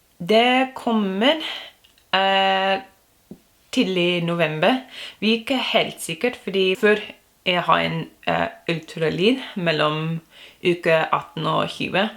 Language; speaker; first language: Norwegian; non-native, learner; English